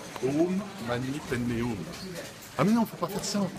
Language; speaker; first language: French; native; French